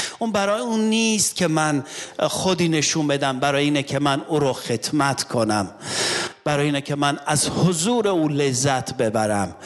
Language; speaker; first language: Persian; non-native, local second language; Armenian